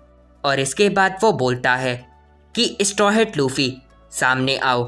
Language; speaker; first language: Hindi; native; Hindi